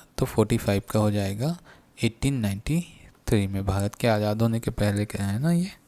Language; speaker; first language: Hindi; native; Hindi